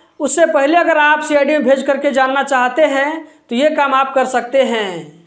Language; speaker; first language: Hindi; native; Hindi